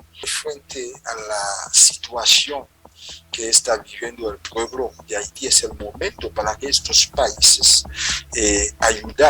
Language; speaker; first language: Spanish; non-native, fluent; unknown